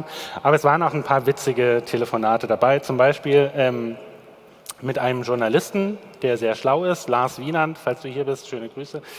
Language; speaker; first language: German; native; German